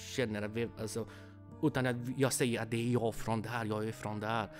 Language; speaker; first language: Swedish; non-native, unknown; Persian